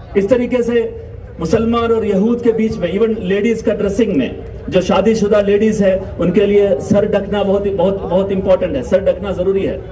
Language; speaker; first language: Urdu; non-native, local second language; Malayalam